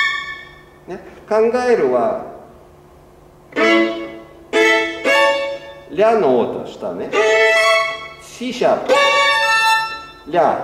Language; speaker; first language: Japanese; non-native, learner; Russian